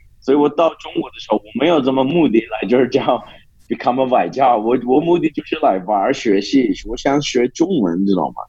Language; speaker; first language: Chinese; non-native, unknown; English